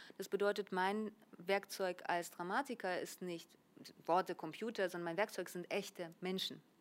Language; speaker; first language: German; early bilingual, other home language; Russian